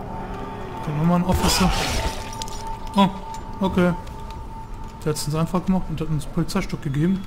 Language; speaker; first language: German; native; German